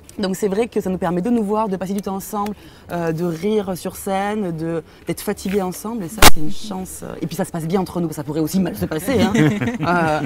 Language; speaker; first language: French; early bilingual, other home language; Arabic